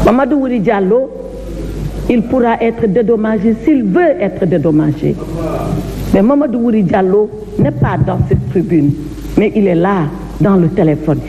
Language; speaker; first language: French; non-native, local second language; Fula